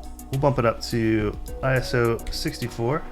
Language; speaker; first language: English; native; English